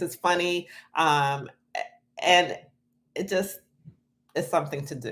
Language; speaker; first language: English; native; English